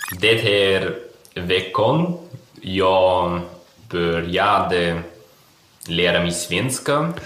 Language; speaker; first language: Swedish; non-native, learner; German